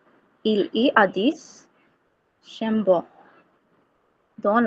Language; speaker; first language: French; non-native, learner; Bangla